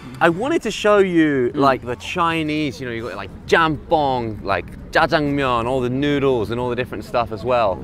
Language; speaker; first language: English; native; English